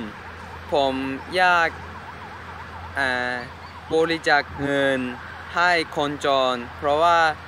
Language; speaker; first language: Thai; non-native, learner; English